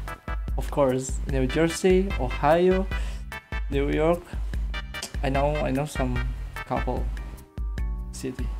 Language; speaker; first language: English; non-native, learner; Indonesian